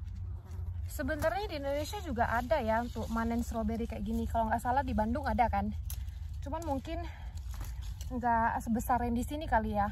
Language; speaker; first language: Indonesian; native; Indonesian